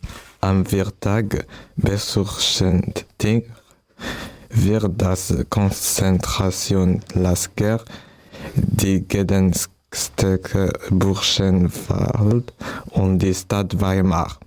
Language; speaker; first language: German; non-native, learner; French